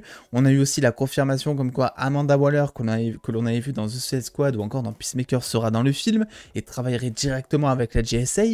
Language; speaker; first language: French; native; French